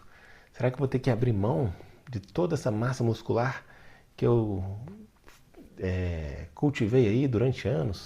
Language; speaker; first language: Portuguese; native; Portuguese